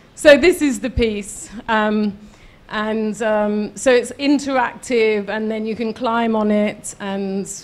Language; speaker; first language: English; native; English